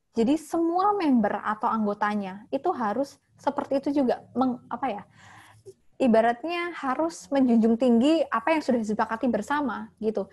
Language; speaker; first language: Indonesian; native; Indonesian